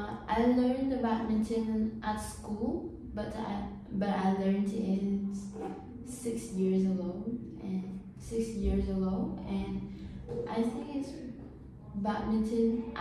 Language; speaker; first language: English; non-native, learner; Vietnamese